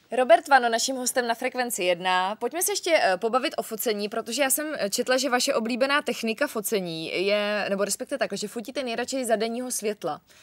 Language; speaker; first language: Czech; native; Czech